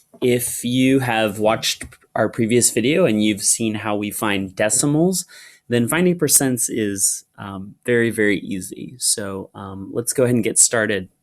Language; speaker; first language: English; native; English